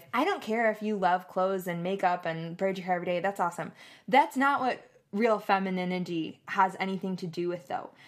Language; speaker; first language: English; native; English